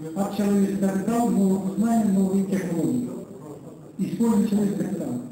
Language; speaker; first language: Russian; non-native, local second language; Kazakh